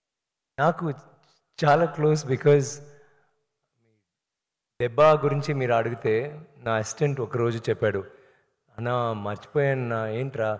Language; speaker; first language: Telugu; non-native, learner; Tamil